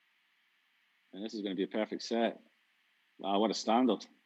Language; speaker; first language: English; native; English